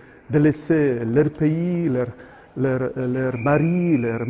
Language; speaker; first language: French; non-native, fluent; Polish